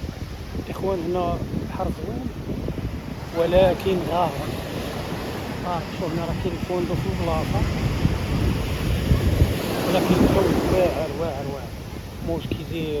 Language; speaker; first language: Arabic; native; Arabic